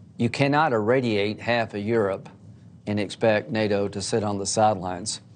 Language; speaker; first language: English; native; English